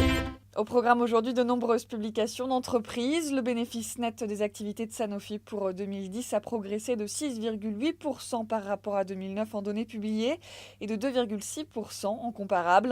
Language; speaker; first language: French; native; French